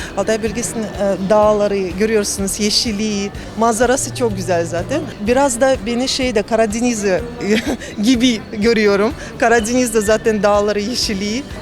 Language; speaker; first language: Turkish; non-native, learner; Russian